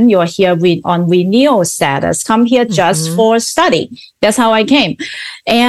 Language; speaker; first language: English; non-native, local second language; Cantonese